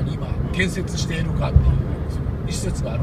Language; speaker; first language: Japanese; native; Japanese